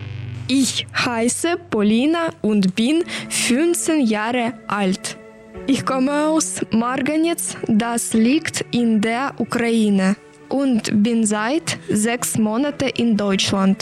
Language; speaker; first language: German; non-native, learner; Ukrainian